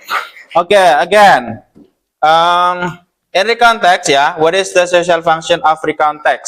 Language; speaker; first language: English; non-native, learner; Indonesian